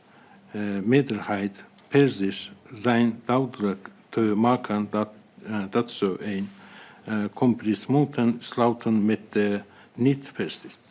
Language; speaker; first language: Dutch; non-native, fluent; Azerbaijani